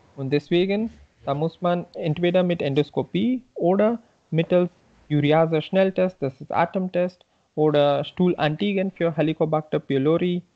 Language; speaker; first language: German; non-native, fluent; Hindi